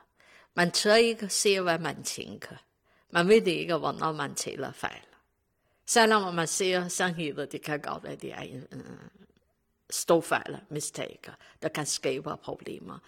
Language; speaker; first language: Danish; non-native, learner; Chinese